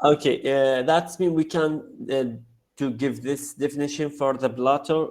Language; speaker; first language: English; non-native, learner; Arabic